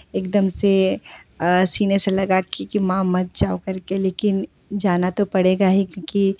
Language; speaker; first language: Hindi; non-native, local second language; Bangla